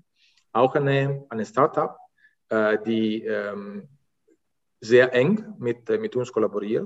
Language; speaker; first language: German; non-native, fluent; Italian